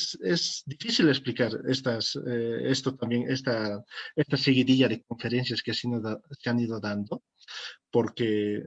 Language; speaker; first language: Spanish; native; Spanish